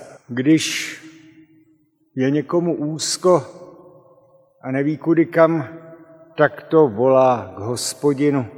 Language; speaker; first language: Czech; native; Czech